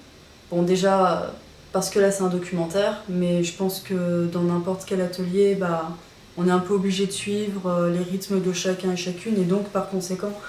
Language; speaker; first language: French; native; French